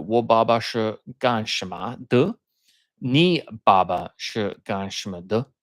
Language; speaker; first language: Chinese; non-native, learner; English